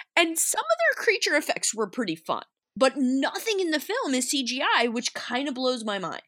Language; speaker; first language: English; native; English